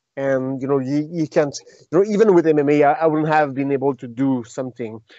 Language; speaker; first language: English; non-native, fluent; French